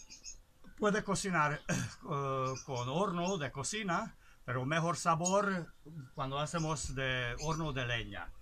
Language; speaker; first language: Spanish; non-native, learner; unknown